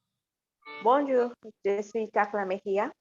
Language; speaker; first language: French; non-native, learner; Spanish